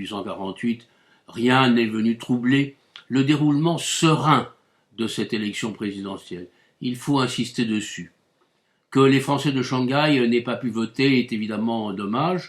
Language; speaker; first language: French; native; French